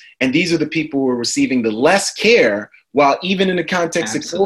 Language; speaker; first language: English; native; English